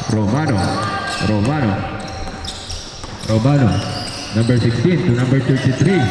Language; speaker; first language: Italian; non-native, fluent; Filipino